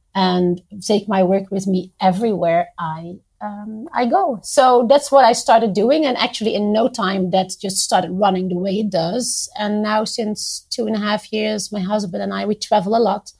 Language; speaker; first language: English; non-native, fluent; Dutch